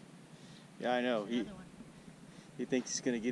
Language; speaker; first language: English; native; English